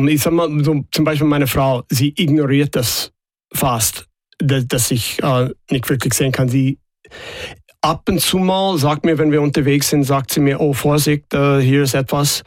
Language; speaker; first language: German; non-native, fluent; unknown